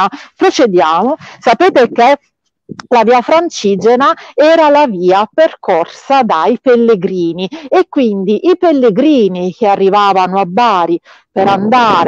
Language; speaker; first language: Italian; native; Italian